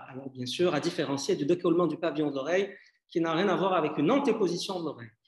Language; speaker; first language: French; non-native, local second language; Arabic